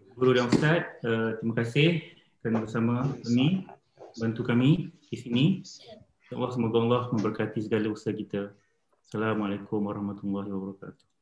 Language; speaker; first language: Malay; native; Malay